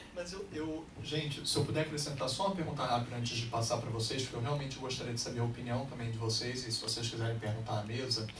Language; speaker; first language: Portuguese; native; Portuguese